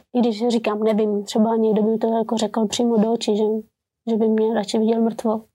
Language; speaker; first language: Czech; early bilingual, other home language; Persian